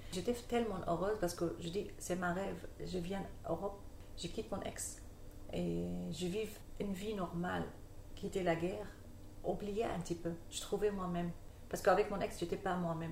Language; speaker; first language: French; non-native, learner; Arabic